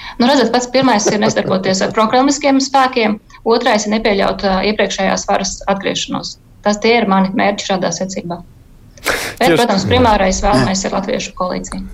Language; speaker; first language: Latvian; non-native, local second language; Russian